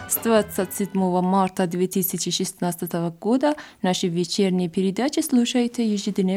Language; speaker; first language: Russian; non-native, fluent; Persian